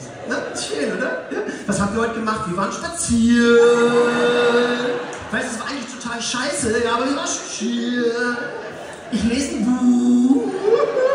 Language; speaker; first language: German; native; German